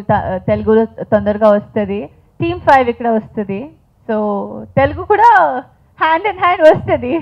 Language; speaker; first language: Telugu; non-native, fluent; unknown